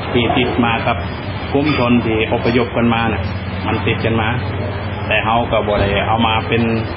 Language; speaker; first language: Thai; non-native, local second language; Lao